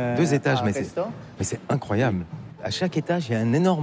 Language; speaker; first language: French; native; French